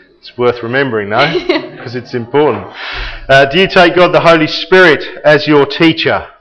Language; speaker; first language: English; native; English